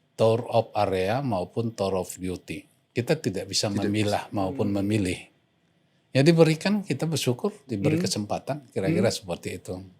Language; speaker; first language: Indonesian; non-native, local second language; Batak Toba